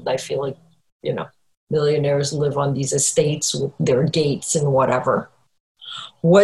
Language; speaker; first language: English; native; English